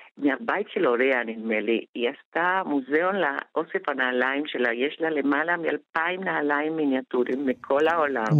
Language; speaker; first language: Hebrew; non-native, fluent; Spanish